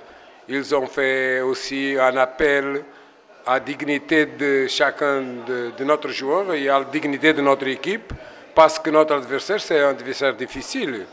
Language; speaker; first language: French; non-native, fluent; Portuguese